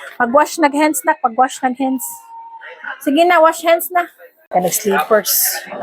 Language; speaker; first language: Filipino; non-native, local second language; Cebuano